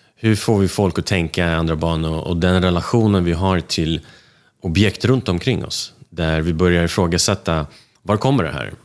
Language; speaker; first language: Swedish; early bilingual, other home language; Russian